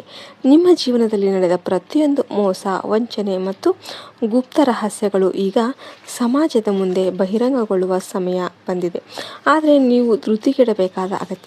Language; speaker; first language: Kannada; native; Kannada